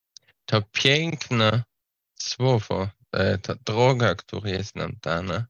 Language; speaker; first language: Polish; non-native, learner; Slovak